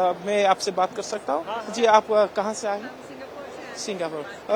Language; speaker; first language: Hindi; non-native, local second language; Odia